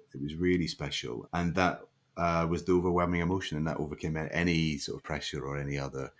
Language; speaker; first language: English; native; English